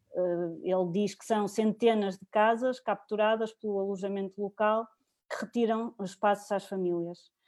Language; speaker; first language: Portuguese; native; Portuguese